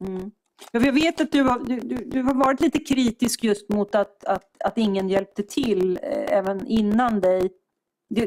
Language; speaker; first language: Swedish; native; Swedish